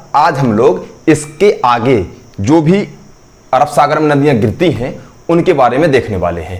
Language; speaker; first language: Hindi; native; Hindi